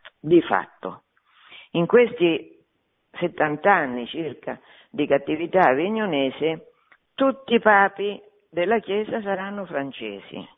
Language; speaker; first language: Italian; native; Italian